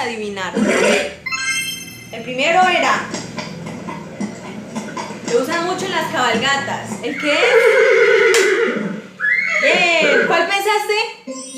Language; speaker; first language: Spanish; native; Spanish